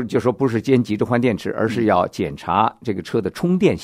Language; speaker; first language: Chinese; native; Chinese